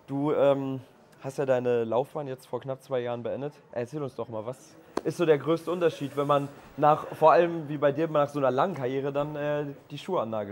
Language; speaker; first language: German; native; German